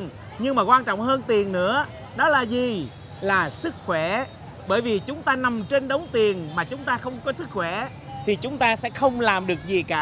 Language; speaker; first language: Vietnamese; early bilingual, other home language; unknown